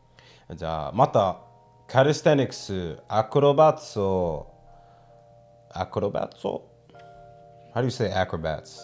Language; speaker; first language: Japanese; non-native, fluent; English